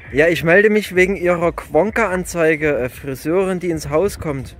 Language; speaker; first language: German; native; German